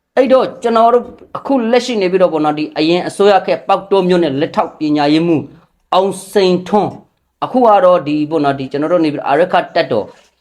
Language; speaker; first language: Burmese; non-native, local second language; Rohingya